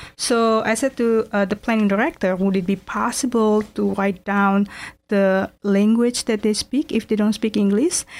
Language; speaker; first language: English; non-native, fluent; Indonesian